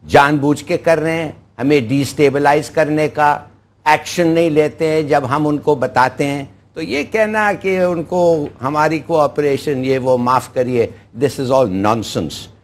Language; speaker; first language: Urdu; non-native, local second language; Pashto